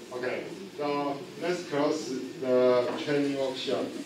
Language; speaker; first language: English; non-native, fluent; Chinese